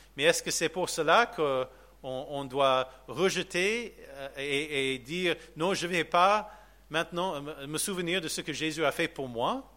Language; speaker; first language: French; non-native, fluent; English